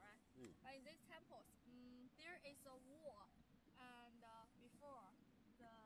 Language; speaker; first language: English; non-native, learner; Chinese